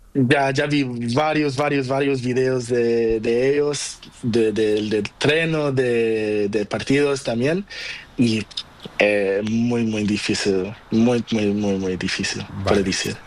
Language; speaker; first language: Spanish; non-native, learner; Portuguese